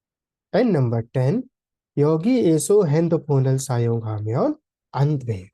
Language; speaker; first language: Korean; non-native, fluent; Hindi